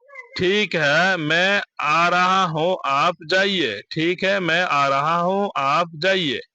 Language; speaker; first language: Hindi; non-native, fluent; Bangla